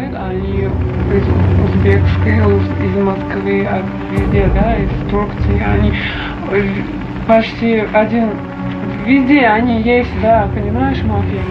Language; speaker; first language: Russian; non-native, learner; Uzbek